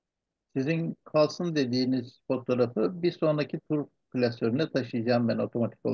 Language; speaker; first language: Turkish; native; Turkish